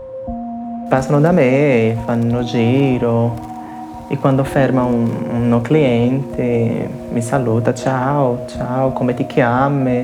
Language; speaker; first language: Italian; non-native, fluent; Portuguese